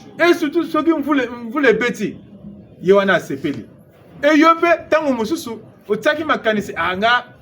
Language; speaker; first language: Lingala; non-native, local second language; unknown